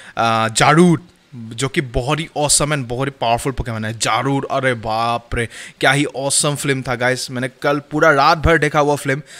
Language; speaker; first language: Hindi; native; Hindi